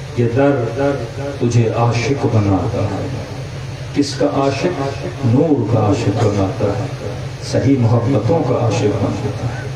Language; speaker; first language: Urdu; non-native, local second language; Sindhi